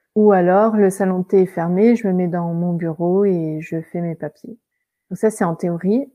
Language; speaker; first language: French; native; French